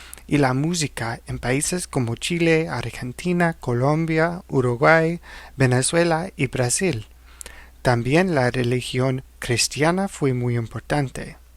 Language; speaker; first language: Spanish; non-native, fluent; English